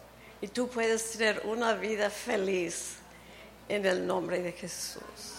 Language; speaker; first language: Spanish; early bilingual, heritage; Spanish